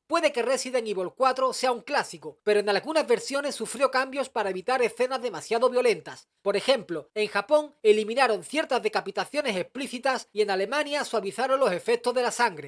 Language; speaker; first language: Spanish; native; Spanish